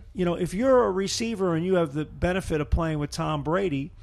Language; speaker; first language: English; native; English